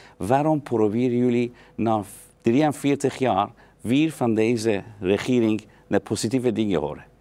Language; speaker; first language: Dutch; non-native, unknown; Persian